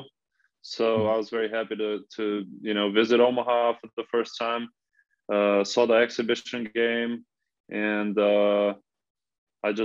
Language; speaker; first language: English; non-native, fluent; Slovenian